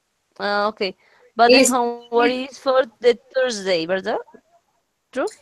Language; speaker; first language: English; non-native, learner; Spanish